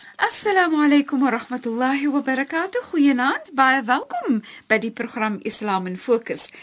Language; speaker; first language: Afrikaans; native; Afrikaans